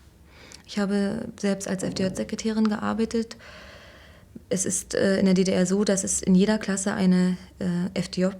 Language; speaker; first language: German; native; German